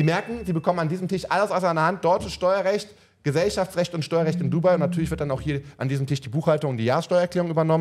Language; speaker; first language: German; native; German